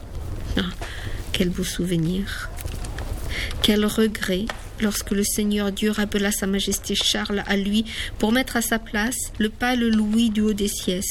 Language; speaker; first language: French; native; French